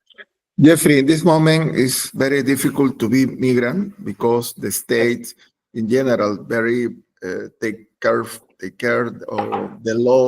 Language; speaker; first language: English; non-native, learner; Spanish